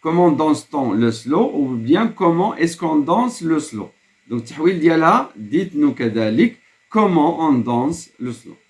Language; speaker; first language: French; non-native, local second language; Arabic